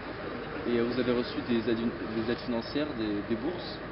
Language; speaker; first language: French; native; French